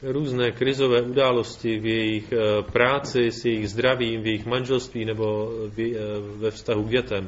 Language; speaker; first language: Czech; native; Czech